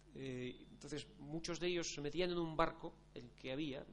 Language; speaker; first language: Spanish; non-native, fluent; Polish